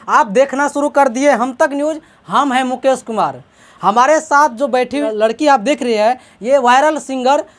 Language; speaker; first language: Hindi; native; Hindi